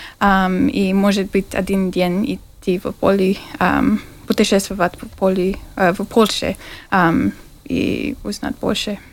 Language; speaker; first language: Russian; non-native, learner; English